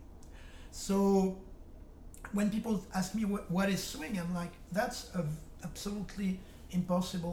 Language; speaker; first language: English; non-native, fluent; French